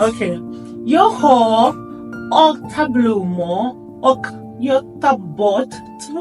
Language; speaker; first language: Swedish; non-native, learner; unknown